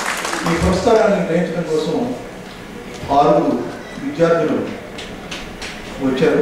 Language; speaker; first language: Telugu; native; Telugu